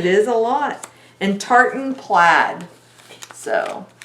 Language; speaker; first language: English; native; English